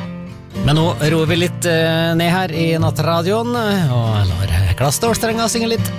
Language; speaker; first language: Norwegian; native; Norwegian